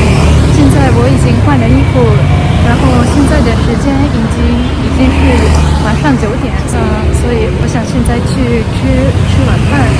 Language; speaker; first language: Chinese; non-native, learner; Japanese